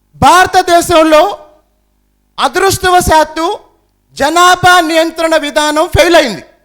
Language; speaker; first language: Telugu; native; Telugu